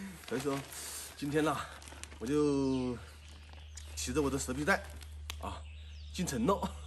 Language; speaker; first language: Chinese; native; Chinese